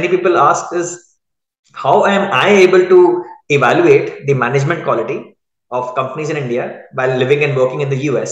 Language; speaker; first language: English; non-native, local second language; Hindi